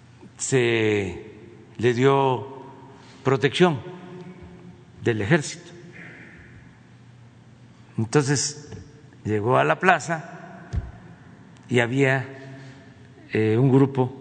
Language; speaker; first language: Spanish; native; Spanish